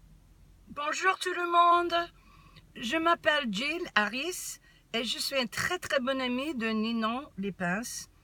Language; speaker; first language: French; non-native, learner; English